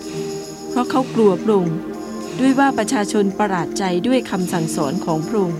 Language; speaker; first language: Thai; native; Thai